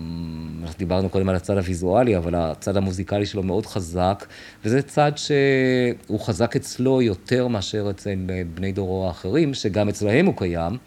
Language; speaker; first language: Hebrew; native; Hebrew